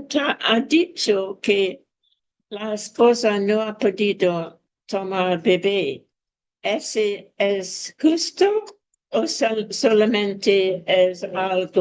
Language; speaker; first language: Spanish; non-native, fluent; English